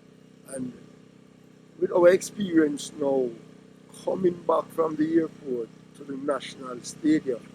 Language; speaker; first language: English; native; English